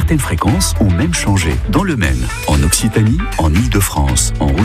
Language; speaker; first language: French; native; French